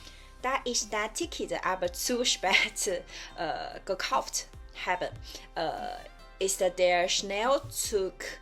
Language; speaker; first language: German; non-native, learner; Chinese